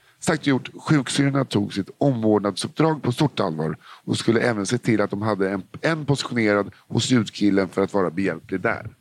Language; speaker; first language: Swedish; native; Swedish